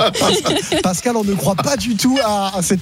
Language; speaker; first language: French; native; French